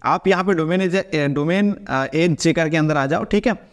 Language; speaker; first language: Hindi; non-native, local second language; Bangla